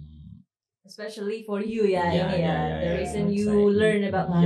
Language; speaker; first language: English; non-native, fluent; Indonesian